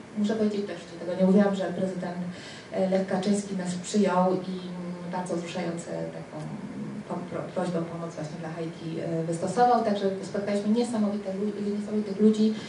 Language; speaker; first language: Polish; early bilingual, heritage; Spanish